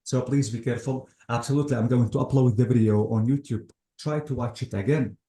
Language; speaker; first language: English; non-native, fluent; Arabic